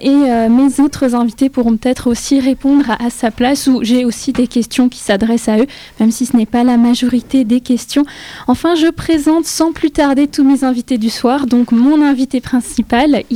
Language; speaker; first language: French; native; French